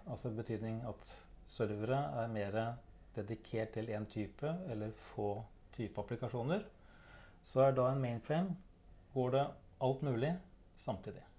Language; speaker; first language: Norwegian; native; Norwegian